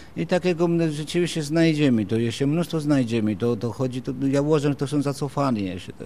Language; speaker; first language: Polish; non-native, fluent; Georgian